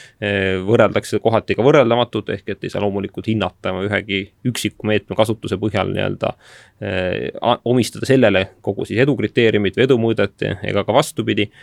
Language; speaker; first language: Estonian; native; Estonian